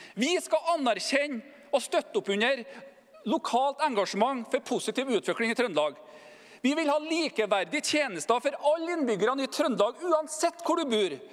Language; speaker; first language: Norwegian; native; Norwegian